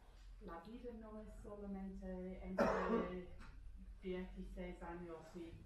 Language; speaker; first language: Spanish; non-native, fluent; English